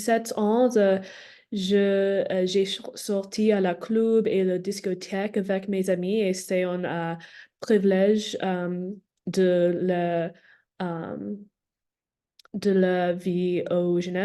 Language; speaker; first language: French; non-native, learner; English